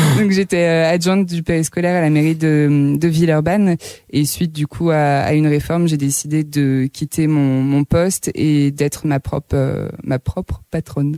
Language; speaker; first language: French; native; French